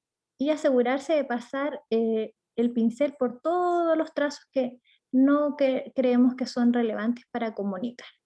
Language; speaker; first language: Spanish; native; Spanish